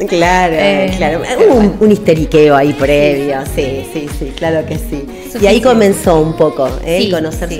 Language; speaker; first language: Spanish; native; Spanish